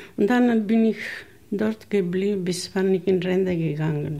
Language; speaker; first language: German; non-native, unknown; Italian